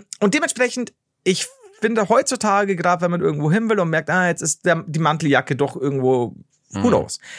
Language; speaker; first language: German; native; German